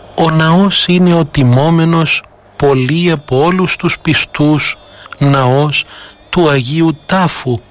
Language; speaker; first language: Greek; native; Greek